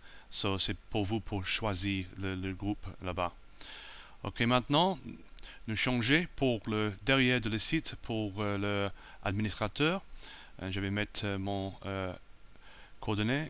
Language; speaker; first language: French; non-native, learner; English